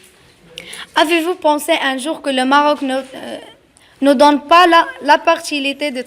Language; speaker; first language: French; non-native, learner; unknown